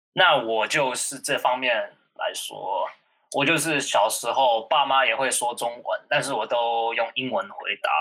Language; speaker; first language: Chinese; early bilingual, other home language; English